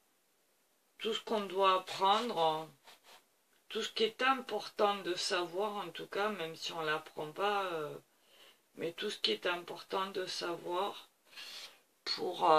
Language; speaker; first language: French; native; French